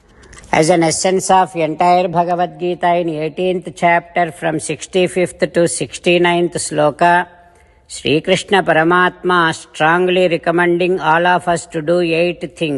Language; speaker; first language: English; non-native, local second language; Telugu